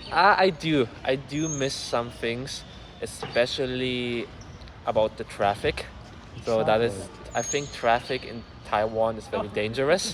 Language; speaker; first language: English; non-native, fluent; German